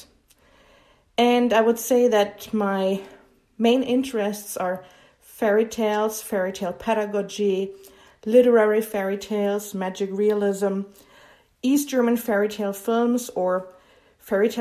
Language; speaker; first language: English; non-native, fluent; German